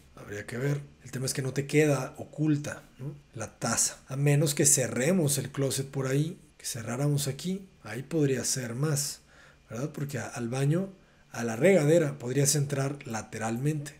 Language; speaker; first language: Spanish; native; Spanish